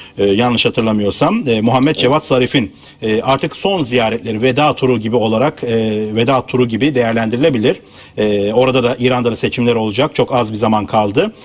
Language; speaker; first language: Turkish; native; Turkish